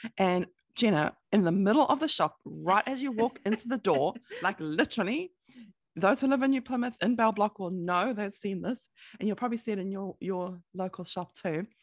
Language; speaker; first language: English; native; English